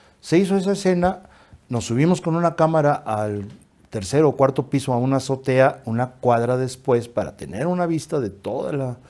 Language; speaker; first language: Spanish; native; Spanish